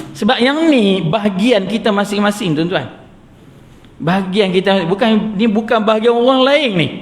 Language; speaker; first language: Malay; native; Malay